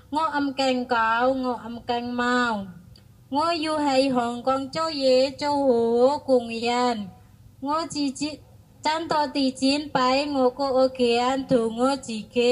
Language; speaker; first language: Chinese; non-native, learner; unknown